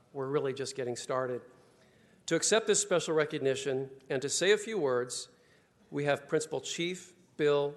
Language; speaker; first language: English; native; English